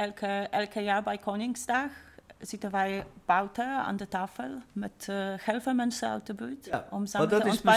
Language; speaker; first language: Dutch; non-native, fluent; Polish